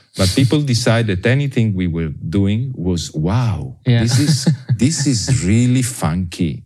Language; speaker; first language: English; non-native, fluent; Italian